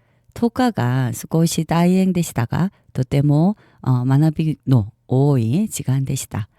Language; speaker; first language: Japanese; non-native, learner; Korean